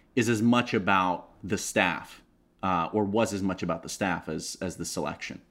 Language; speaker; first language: English; non-native, fluent; Russian